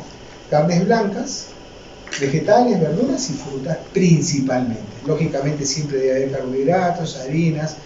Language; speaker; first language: Spanish; native; Spanish